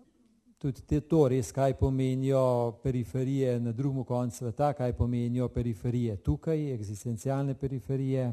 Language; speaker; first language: Slovenian; native; Slovenian